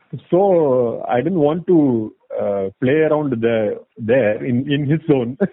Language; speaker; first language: English; non-native, local second language; Tamil